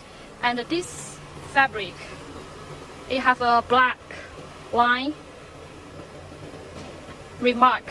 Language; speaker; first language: English; non-native, learner; Chinese